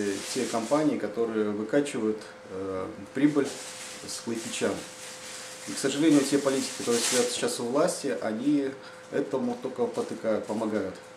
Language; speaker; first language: Russian; native; Russian